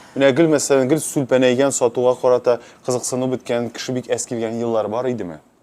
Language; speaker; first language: Tatar; native; Tatar